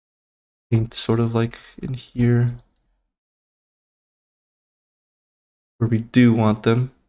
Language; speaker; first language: English; native; English